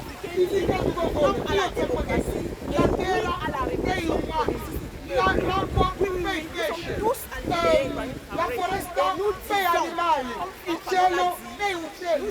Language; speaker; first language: Italian; non-native, learner; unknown